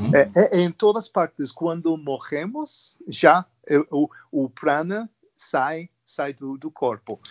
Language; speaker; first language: Portuguese; non-native, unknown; English